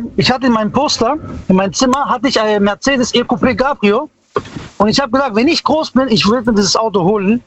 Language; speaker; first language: German; early bilingual, other home language; Italian